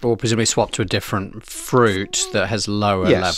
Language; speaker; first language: English; native; English